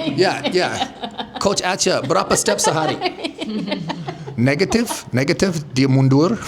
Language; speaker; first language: Indonesian; non-native, fluent; English